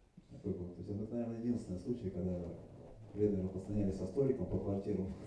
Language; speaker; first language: Russian; native; Russian